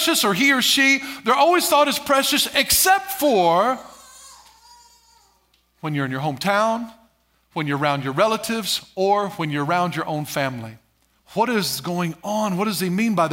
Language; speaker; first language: English; native; English